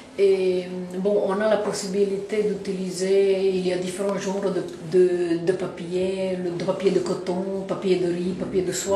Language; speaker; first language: French; non-native, fluent; Italian